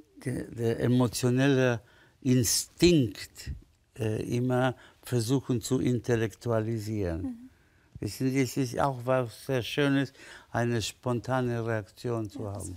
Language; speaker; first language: German; non-native, fluent; Spanish